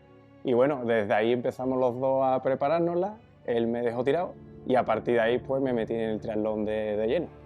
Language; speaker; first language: Spanish; native; Spanish